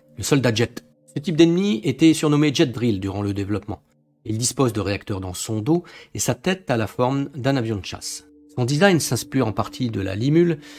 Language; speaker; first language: French; native; French